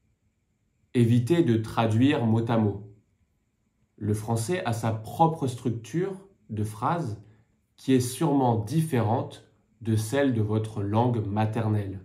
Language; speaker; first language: French; native; French